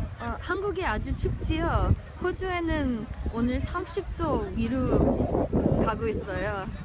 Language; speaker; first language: Korean; early bilingual, heritage; English